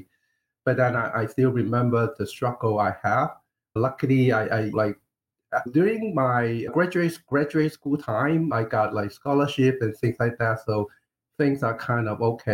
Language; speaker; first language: English; non-native, local second language; Cantonese